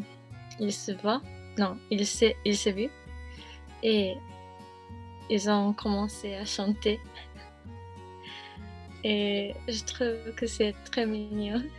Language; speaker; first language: French; non-native, learner; Japanese